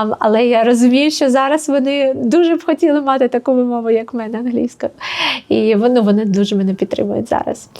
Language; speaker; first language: Ukrainian; native; Ukrainian